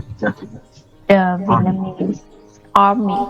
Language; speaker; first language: English; non-native, learner; Vietnamese